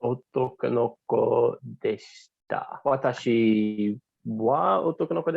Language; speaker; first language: Japanese; non-native, learner; English